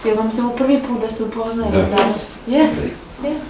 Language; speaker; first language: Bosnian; native; Bosnian